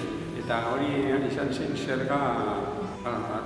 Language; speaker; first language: Basque; non-native, local second language; Spanish